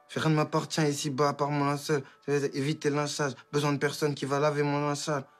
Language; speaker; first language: French; native; French